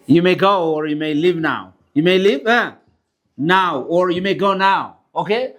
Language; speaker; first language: English; non-native, local second language; Amharic